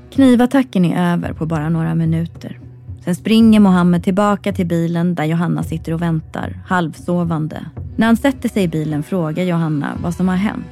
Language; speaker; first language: Swedish; native; Swedish